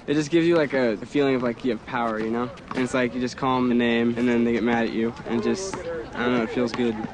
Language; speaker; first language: English; native; English